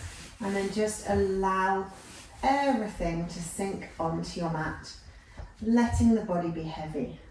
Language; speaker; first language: English; native; English